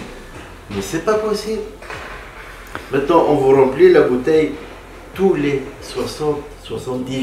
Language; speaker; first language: French; non-native, fluent; Arabic